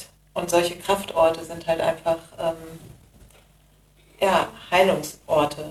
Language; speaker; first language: German; early bilingual, other home language; Persian